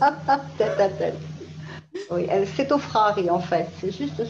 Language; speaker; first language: French; native; French